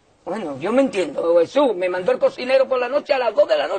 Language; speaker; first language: Spanish; native; Spanish